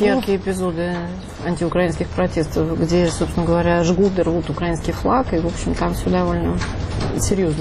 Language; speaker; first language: Russian; native; Russian